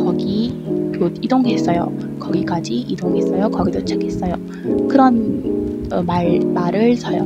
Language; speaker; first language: Korean; non-native, learner; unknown